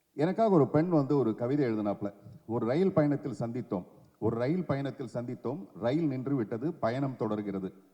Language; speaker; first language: Tamil; native; Tamil